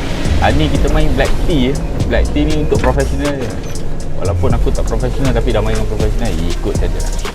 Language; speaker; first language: Malay; native; Malay